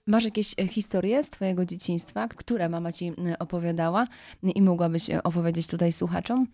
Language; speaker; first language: Polish; native; Polish